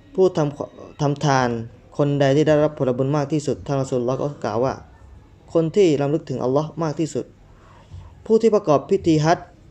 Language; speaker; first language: Thai; non-native, local second language; Malay